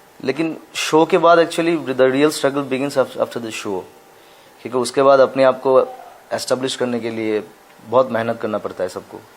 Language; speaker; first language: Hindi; non-native, local second language; Assamese